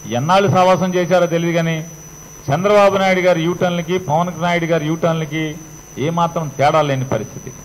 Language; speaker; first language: Telugu; native; Telugu